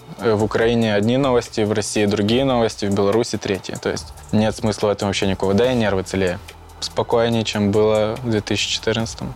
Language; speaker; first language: Russian; native; Russian